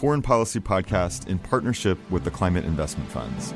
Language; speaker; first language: English; native; English